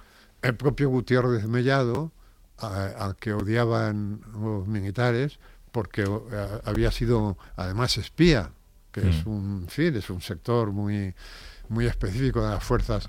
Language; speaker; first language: Spanish; native; Spanish